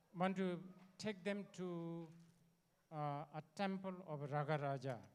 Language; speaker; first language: English; non-native, learner; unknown